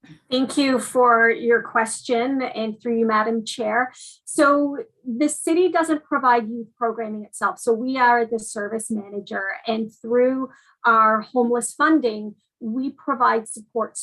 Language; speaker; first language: English; native; English